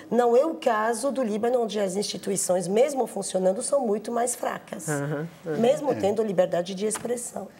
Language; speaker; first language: Portuguese; non-native, fluent; Arabic